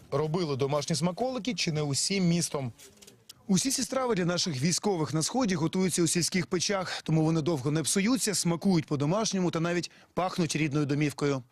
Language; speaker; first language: Ukrainian; native; Ukrainian